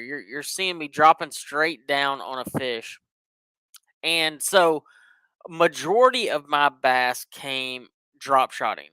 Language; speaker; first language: English; native; English